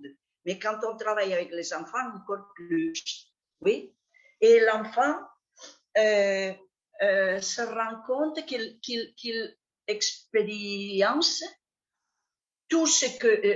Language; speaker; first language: French; non-native, fluent; Catalan